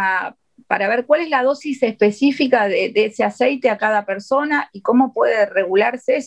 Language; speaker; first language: Spanish; native; Spanish